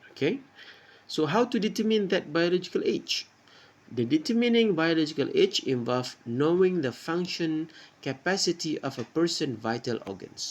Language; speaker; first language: English; non-native, local second language; Malay